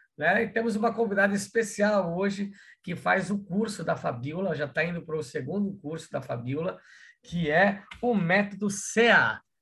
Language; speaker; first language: Portuguese; native; Portuguese